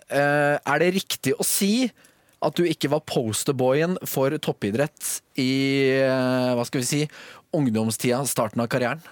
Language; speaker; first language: Norwegian; native; Norwegian